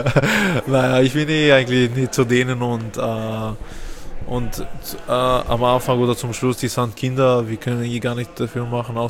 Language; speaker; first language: German; non-native, fluent; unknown